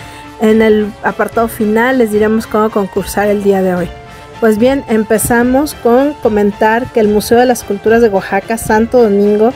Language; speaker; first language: Spanish; native; Spanish